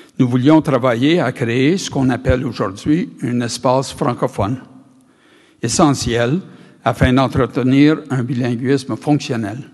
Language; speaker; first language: French; native; French